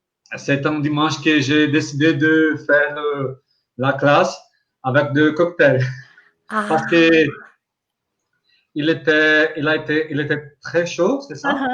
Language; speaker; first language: French; non-native, learner; Portuguese